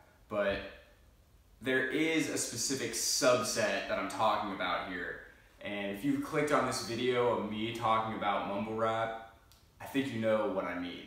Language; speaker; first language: English; native; English